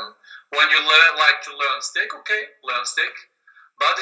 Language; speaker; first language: English; non-native, learner; German